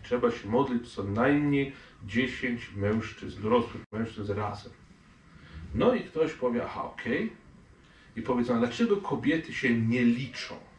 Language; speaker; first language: Polish; non-native, fluent; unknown